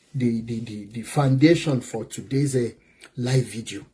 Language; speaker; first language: English; non-native, local second language; Yoruba